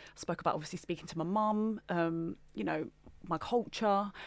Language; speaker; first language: English; native; English